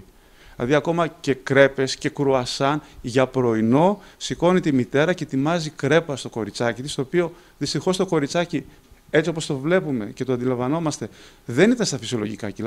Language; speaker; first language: Greek; native; Greek